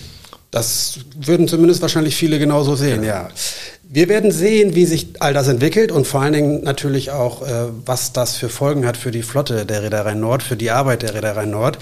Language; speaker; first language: German; native; German